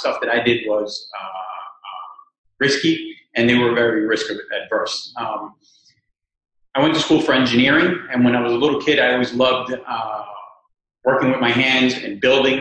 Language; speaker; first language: English; native; English